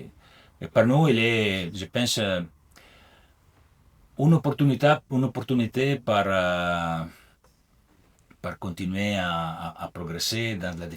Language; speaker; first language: French; non-native, learner; Italian